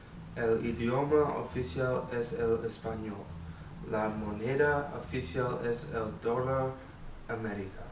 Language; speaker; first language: Spanish; non-native, learner; English